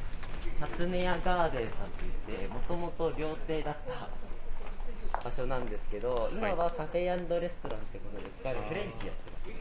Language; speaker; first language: Japanese; native; Japanese